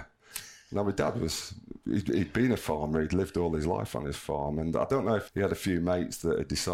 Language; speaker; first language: English; native; English